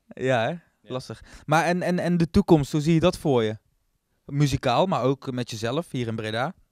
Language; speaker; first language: Dutch; native; Dutch